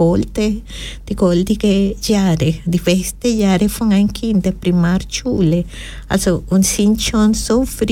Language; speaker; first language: German; non-native, fluent; Spanish